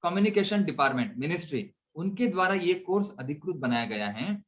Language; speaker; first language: Hindi; non-native, local second language; Marathi